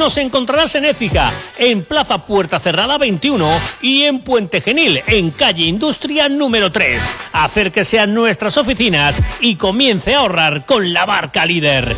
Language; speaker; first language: Spanish; native; Spanish